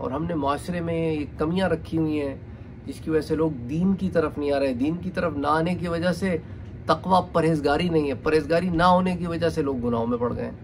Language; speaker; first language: Urdu; native; Urdu